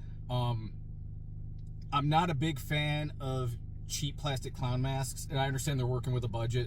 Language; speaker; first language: English; native; English